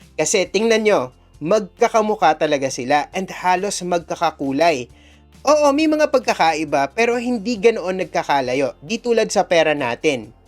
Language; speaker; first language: Filipino; native; Filipino